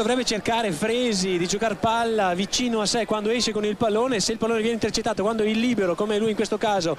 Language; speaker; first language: Italian; native; Italian